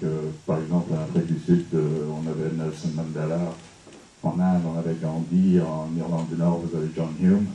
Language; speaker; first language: French; non-native, fluent; English